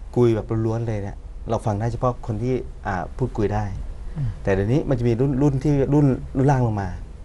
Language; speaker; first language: Thai; non-native, local second language; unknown